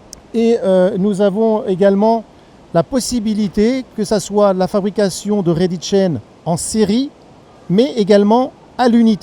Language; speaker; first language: French; native; French